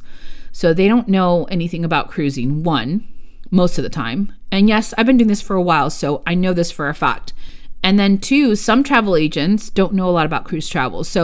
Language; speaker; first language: English; early bilingual, other home language; Spanish